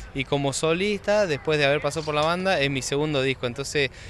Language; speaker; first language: Spanish; native; Spanish